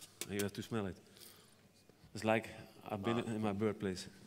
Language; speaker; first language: English; non-native, fluent; Dutch